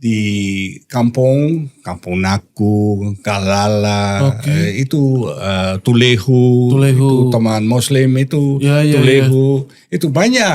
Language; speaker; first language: Indonesian; non-native, learner; Dutch